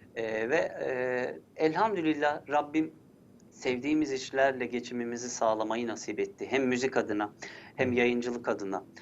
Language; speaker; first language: Turkish; early bilingual, heritage; Turkish